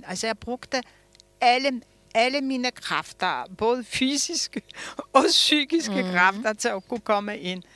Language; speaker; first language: Danish; early bilingual, other home language; Polish